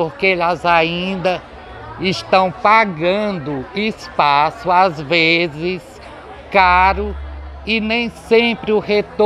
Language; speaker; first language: Portuguese; native; Portuguese